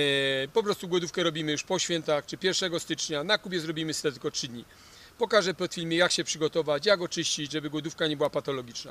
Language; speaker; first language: Polish; native; Polish